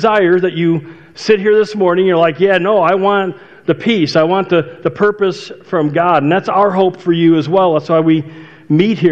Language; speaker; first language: English; native; English